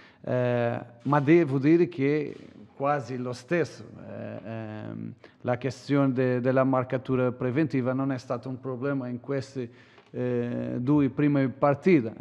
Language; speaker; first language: Italian; non-native, learner; Portuguese